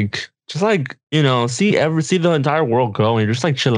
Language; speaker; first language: English; non-native, fluent; Spanish